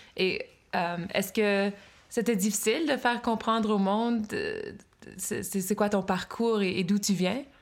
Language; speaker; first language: French; native; French